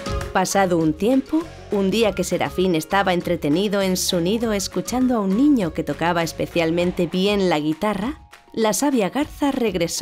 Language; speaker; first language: Spanish; native; Spanish